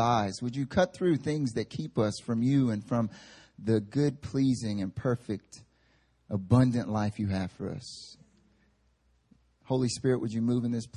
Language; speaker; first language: English; native; English